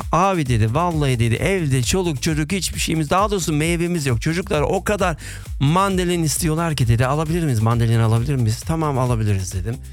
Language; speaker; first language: Turkish; native; Turkish